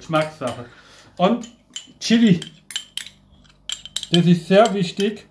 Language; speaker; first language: German; non-native, fluent; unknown